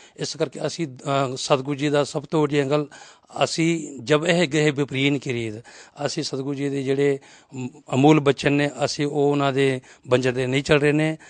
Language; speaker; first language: Punjabi; non-native, local second language; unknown